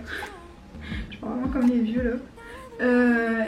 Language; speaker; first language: French; native; French